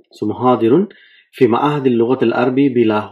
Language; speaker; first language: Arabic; non-native, fluent; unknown